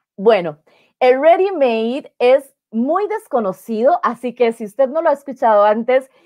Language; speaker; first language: Spanish; native; Spanish